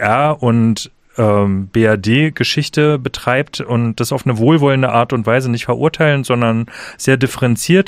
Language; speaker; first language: German; native; German